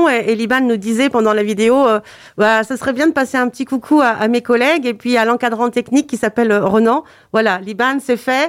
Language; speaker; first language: French; native; French